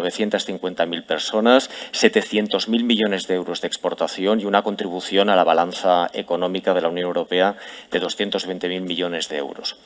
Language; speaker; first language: Spanish; native; Spanish